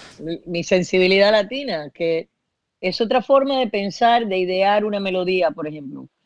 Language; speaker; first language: Spanish; early bilingual, heritage; Spanish